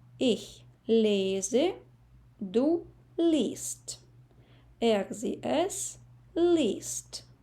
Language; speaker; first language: German; non-native, fluent; Ukrainian